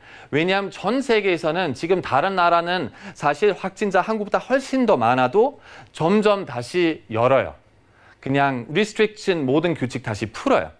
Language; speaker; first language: Korean; non-native, fluent; German